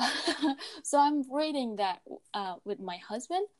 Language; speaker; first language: English; non-native, fluent; Mongolian